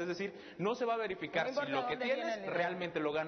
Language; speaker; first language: Spanish; native; Spanish